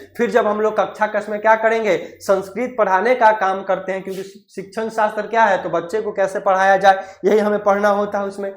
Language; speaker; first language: Hindi; native; Hindi